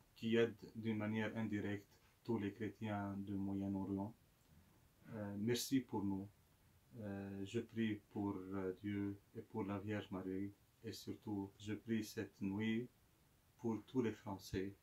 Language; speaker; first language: French; non-native, local second language; Arabic